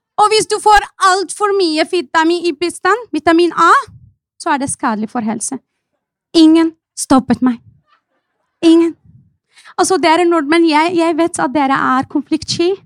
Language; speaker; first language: Norwegian; non-native, fluent; Arabic